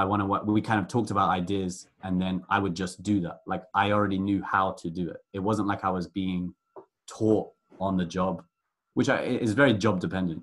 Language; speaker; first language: English; native; English